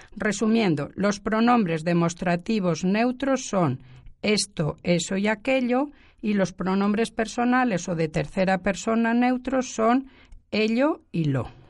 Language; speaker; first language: Spanish; native; Spanish